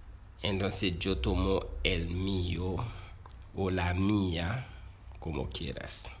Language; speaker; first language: Spanish; non-native, fluent; Haitian Creole